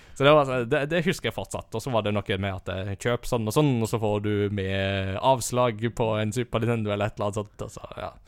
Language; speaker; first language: Norwegian; early bilingual, heritage; Norwegian